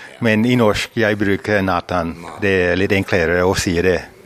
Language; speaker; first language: Norwegian; non-native, learner; English